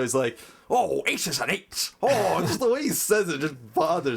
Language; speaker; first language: English; native; English